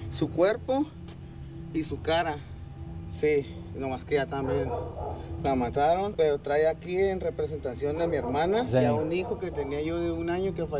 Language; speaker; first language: Spanish; native; Spanish